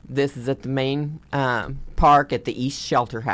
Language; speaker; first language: English; native; English